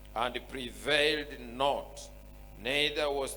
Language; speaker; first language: English; non-native, local second language; Swahili